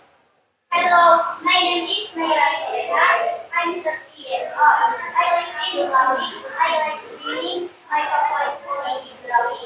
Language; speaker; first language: English; non-native, learner; Indonesian